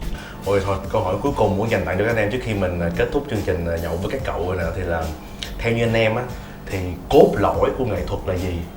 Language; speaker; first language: Vietnamese; native; Vietnamese